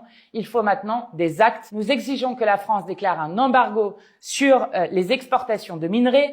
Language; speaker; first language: French; native; French